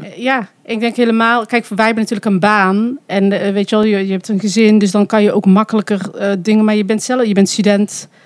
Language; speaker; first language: Dutch; native; Dutch